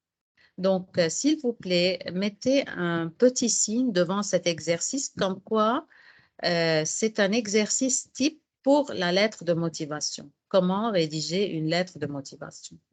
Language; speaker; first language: French; non-native, fluent; Arabic